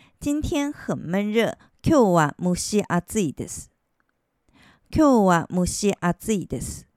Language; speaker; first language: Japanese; non-native, fluent; Chinese